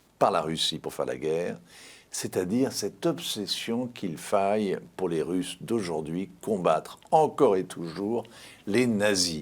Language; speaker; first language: French; native; French